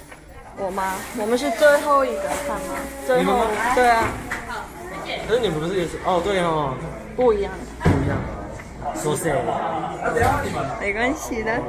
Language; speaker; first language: Chinese; non-native, fluent; Mongolian